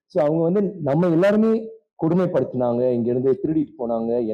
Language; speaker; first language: Tamil; native; Tamil